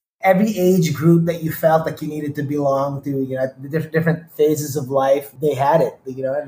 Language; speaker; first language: English; non-native, local second language; Filipino